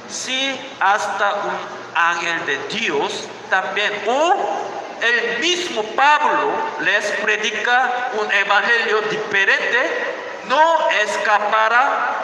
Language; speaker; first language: Spanish; non-native, learner; Korean